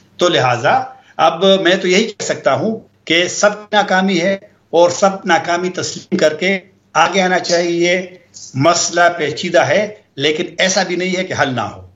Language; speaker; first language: Urdu; non-native, local second language; Pashto